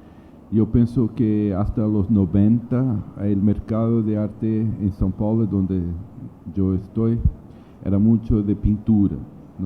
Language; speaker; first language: Spanish; non-native, learner; Portuguese